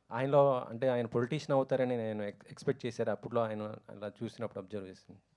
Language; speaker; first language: Telugu; native; Telugu